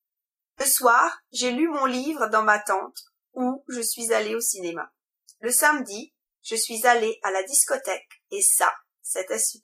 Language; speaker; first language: French; non-native, learner; English